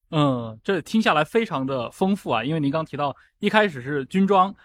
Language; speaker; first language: Chinese; native; Chinese